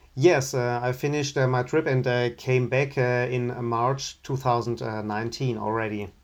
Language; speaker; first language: English; non-native, fluent; German